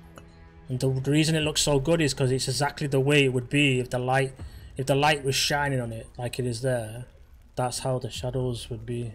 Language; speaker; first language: English; native; English